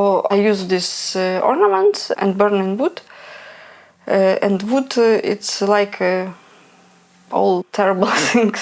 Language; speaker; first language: English; non-native, learner; Ukrainian